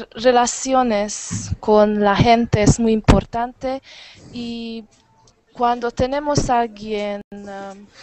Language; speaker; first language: Spanish; non-native, learner; Hungarian